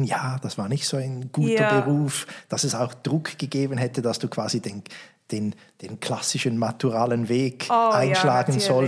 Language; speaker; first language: German; native; German